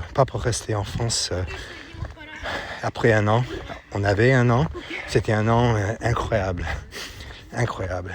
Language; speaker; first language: French; non-native, fluent; English